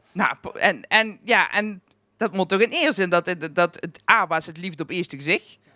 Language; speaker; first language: Dutch; non-native, local second language; Limburgish